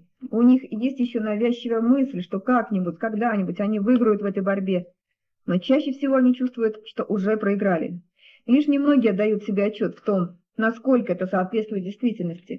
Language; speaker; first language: Russian; native; Russian